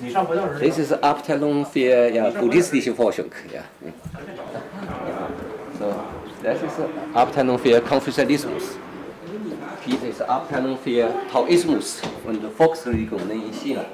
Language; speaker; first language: German; non-native, fluent; Chinese